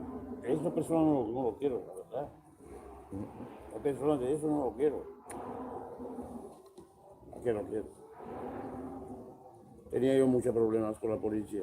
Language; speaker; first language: Spanish; non-native, learner; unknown